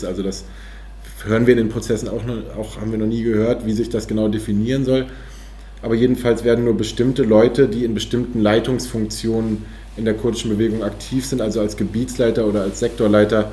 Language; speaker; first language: German; native; German